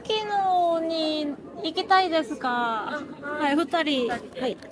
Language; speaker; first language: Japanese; non-native, learner; Korean